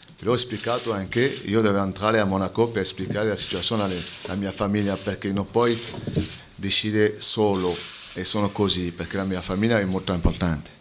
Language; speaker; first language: Italian; non-native, fluent; French